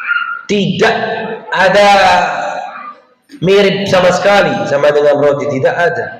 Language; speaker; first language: Indonesian; non-native, fluent; Arabic